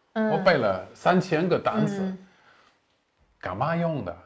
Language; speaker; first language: Chinese; non-native, fluent; English